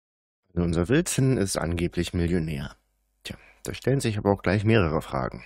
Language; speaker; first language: German; native; German